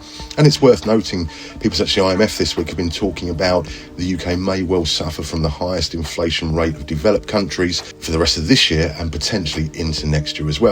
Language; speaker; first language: English; native; English